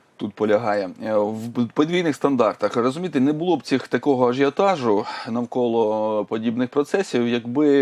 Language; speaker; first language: Ukrainian; native; Ukrainian